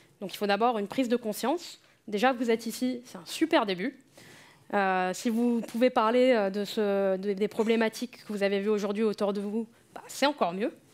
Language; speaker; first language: French; native; French